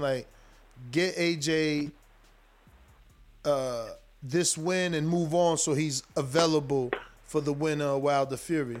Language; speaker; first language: English; native; English